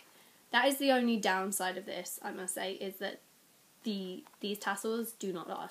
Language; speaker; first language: English; native; English